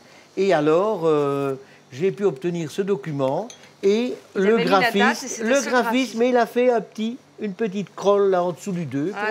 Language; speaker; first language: French; native; French